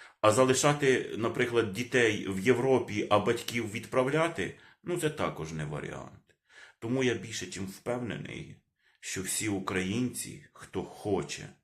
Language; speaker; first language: Ukrainian; non-native, local second language; Russian